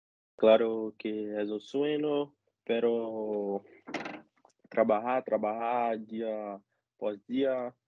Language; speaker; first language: Spanish; non-native, learner; Portuguese